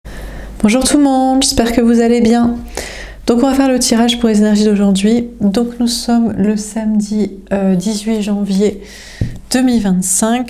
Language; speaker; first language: French; native; French